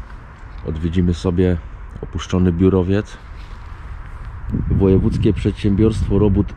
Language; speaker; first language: Polish; native; Polish